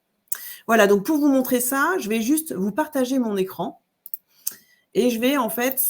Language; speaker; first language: French; native; French